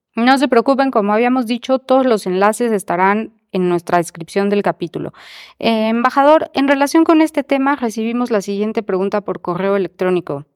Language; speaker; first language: Spanish; native; Spanish